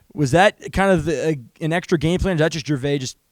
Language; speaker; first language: English; native; English